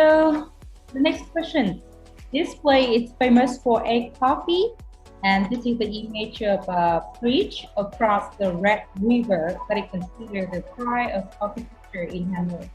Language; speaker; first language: English; non-native, fluent; Vietnamese